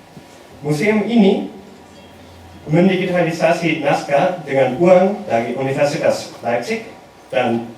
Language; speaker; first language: Indonesian; non-native, learner; German